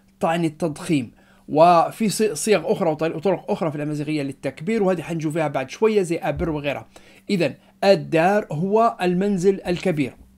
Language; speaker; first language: Arabic; non-native, local second language; Berber languages